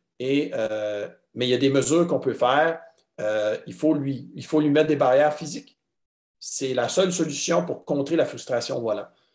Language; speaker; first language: French; native; French